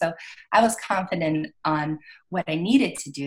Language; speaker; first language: English; non-native, fluent; Portuguese